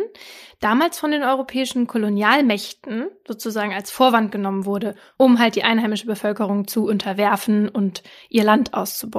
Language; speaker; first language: German; native; German